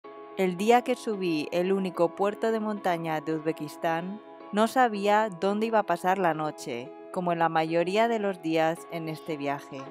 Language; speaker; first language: Spanish; early bilingual, other home language; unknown